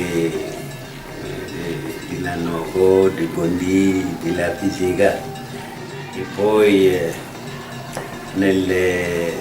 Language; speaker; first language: Italian; non-native, fluent; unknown